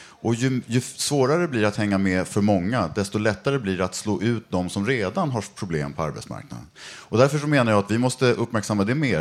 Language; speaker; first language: Swedish; native; Swedish